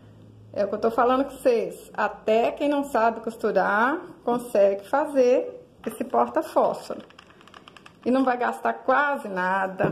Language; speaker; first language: Portuguese; native; Portuguese